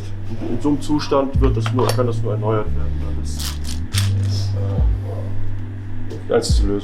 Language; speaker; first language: German; native; German